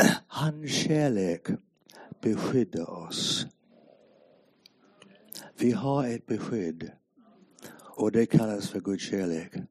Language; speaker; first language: Swedish; non-native, fluent; English